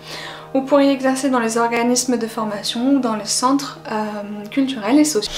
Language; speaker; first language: French; native; French